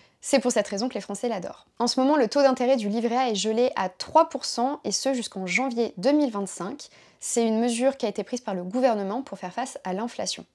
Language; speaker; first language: French; native; French